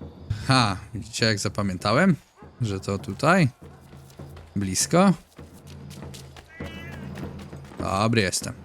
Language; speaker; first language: Polish; native; Polish